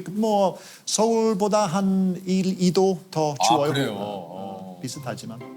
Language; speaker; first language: Korean; non-native, fluent; English